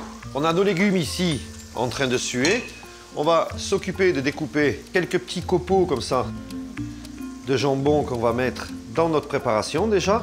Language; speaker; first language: French; native; French